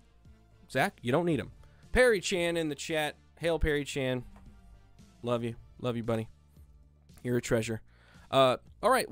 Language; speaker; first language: English; native; English